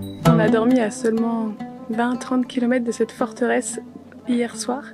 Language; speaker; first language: French; native; French